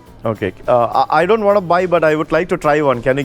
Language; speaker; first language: English; non-native, local second language; Malayalam